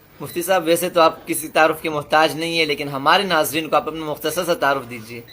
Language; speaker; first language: Urdu; non-native, local second language; Khowar